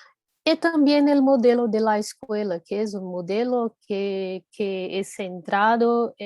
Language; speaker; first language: Spanish; non-native, fluent; Portuguese